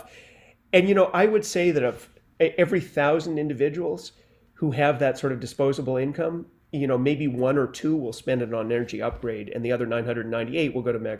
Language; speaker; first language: English; native; English